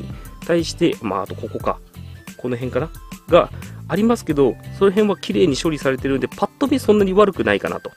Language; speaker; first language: Japanese; native; Japanese